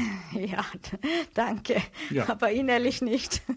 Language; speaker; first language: German; non-native, fluent; Hungarian